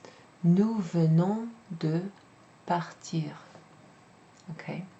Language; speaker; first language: French; non-native, fluent; English